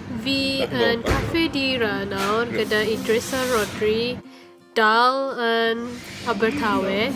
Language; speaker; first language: Welsh; non-native, learner; Malay